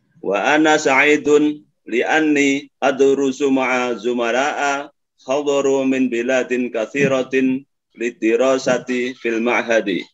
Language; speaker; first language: Arabic; non-native, learner; Indonesian